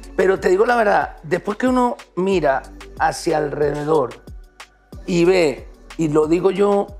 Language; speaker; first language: Spanish; native; Spanish